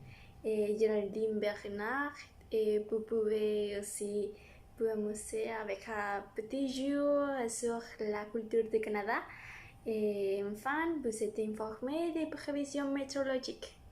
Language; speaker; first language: French; non-native, learner; Spanish